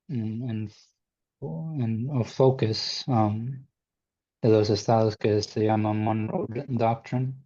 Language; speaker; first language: Spanish; non-native, learner; English